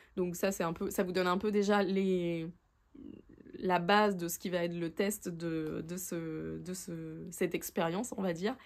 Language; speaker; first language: French; native; French